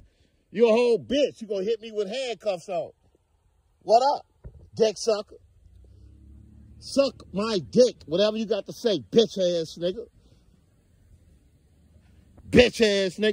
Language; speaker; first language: English; native; English